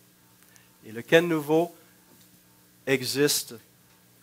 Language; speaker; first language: French; native; French